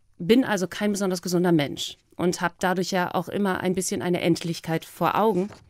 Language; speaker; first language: German; native; German